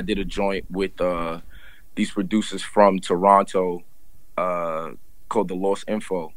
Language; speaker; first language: English; native; English